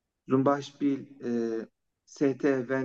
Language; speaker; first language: German; non-native, learner; Turkish